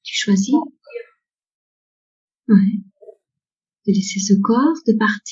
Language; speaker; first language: French; native; French